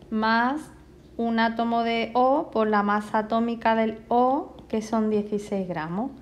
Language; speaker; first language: Spanish; native; Spanish